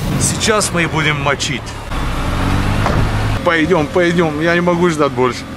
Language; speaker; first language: Russian; non-native, learner; Bulgarian